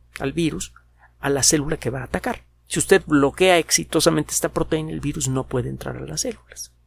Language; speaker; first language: Spanish; native; Spanish